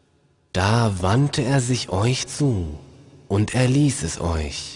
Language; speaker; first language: German; native; German